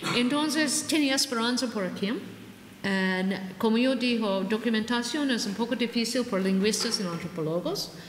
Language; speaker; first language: Spanish; non-native, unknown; English